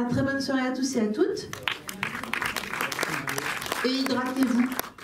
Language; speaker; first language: French; native; French